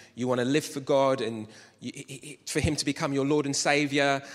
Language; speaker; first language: English; native; English